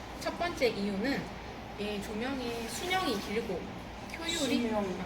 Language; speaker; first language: Korean; native; Korean